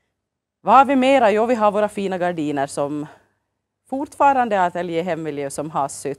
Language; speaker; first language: Swedish; native; Swedish